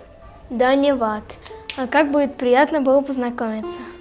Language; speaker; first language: Russian; native; Russian